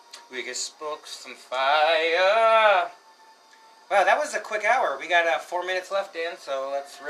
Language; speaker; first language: English; early bilingual, other home language; Spanish